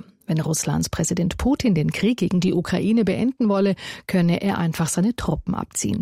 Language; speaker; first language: German; native; German